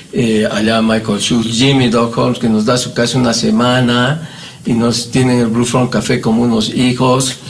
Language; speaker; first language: Spanish; native; Spanish